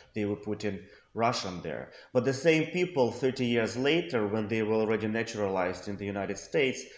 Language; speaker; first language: English; non-native, fluent; Russian